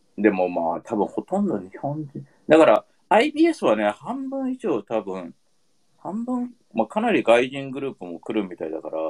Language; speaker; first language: Japanese; early bilingual, heritage; Japanese